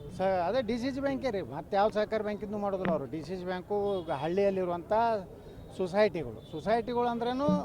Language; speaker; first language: Kannada; native; Kannada